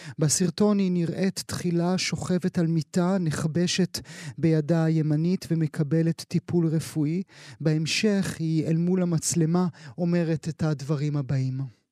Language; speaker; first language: Hebrew; native; Hebrew